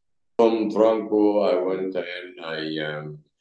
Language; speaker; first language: English; non-native, fluent; Arabic